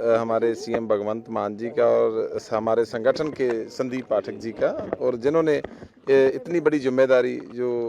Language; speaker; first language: Hindi; non-native, local second language; Punjabi